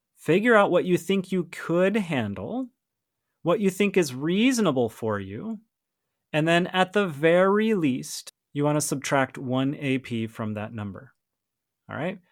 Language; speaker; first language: English; native; English